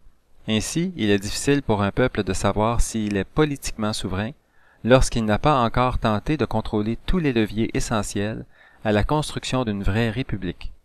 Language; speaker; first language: French; native; French